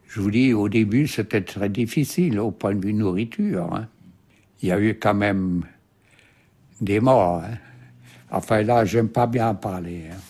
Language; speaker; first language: French; non-native, fluent; German